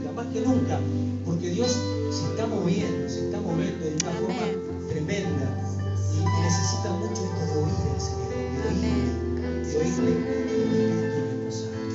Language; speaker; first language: Spanish; native; Spanish